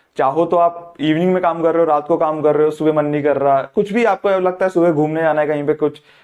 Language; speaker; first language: Hindi; native; Hindi